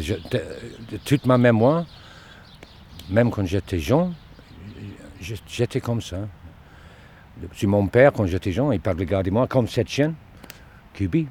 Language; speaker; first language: French; non-native, learner; Dutch